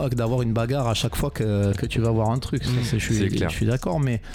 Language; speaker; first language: French; native; French